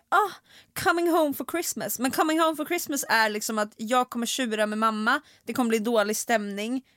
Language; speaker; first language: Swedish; early bilingual, other home language; Finnish